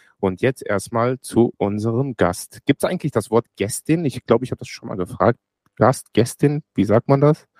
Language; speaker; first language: German; native; German